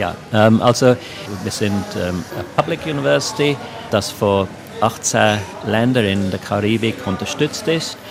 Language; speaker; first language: German; non-native, local second language; English